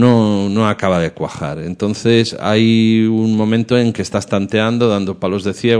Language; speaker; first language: Spanish; native; Spanish